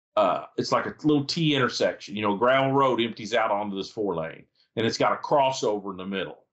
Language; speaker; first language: English; native; English